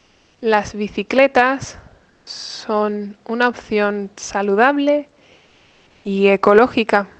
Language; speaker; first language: Spanish; non-native, fluent; English